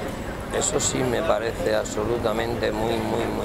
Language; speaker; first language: Spanish; native; Spanish